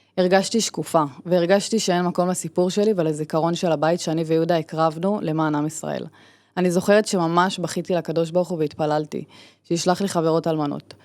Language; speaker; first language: Hebrew; native; Hebrew